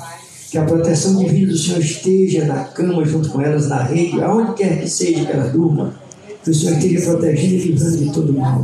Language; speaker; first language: Portuguese; native; Portuguese